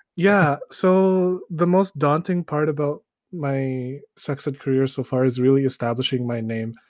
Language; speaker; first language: English; early bilingual, other home language; Filipino